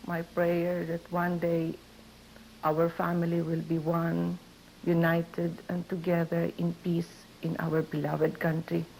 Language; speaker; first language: English; non-native, local second language; Filipino